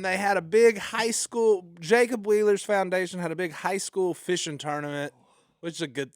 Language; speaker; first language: English; native; English